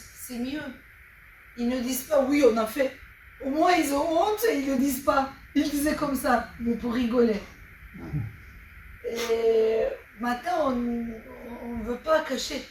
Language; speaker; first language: French; non-native, fluent; Turkish